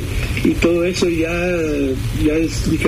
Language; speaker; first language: Spanish; early bilingual, heritage; Spanish